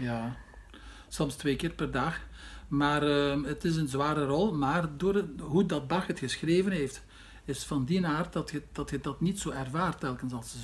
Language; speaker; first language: Dutch; native; Dutch